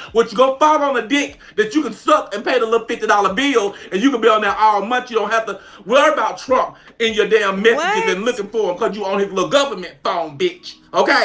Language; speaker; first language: English; native; English